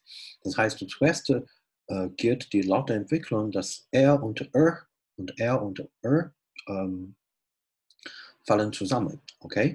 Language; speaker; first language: German; non-native, fluent; Chinese